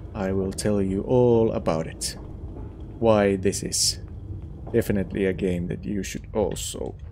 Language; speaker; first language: English; non-native, fluent; Finnish